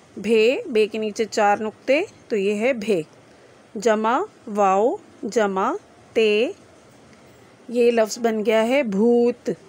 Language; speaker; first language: Urdu; non-native, local second language; Sindhi